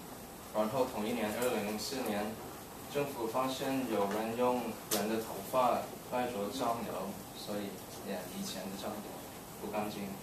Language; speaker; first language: Chinese; non-native, learner; English